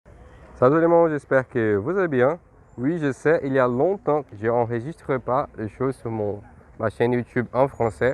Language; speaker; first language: French; non-native, fluent; Portuguese